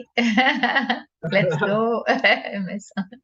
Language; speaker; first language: English; non-native, learner; Portuguese